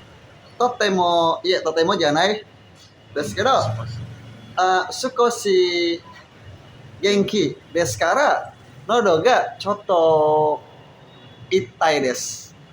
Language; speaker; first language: Japanese; non-native, learner; Indonesian